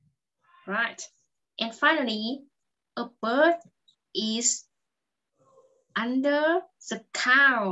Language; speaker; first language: English; non-native, fluent; Vietnamese